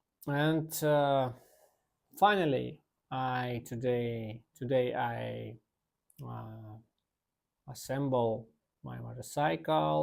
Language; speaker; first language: English; non-native, learner; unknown